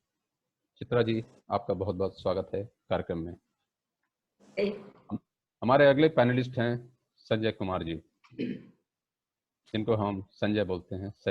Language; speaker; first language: Hindi; native; Hindi